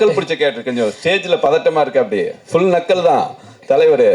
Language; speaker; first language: Tamil; native; Tamil